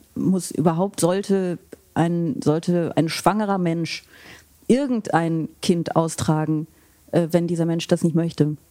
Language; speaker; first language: German; native; German